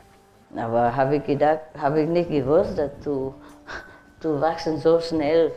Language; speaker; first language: German; non-native, learner; Vietnamese